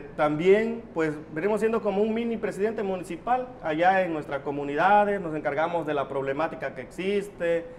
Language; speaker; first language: Spanish; native; Spanish